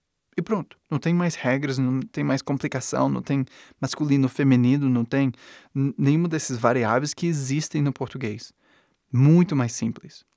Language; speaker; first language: Portuguese; non-native, fluent; English